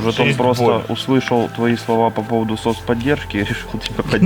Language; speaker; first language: Russian; native; Russian